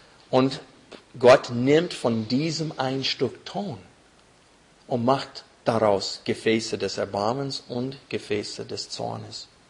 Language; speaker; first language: German; non-native, fluent; English